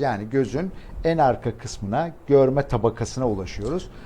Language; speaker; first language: Turkish; native; Turkish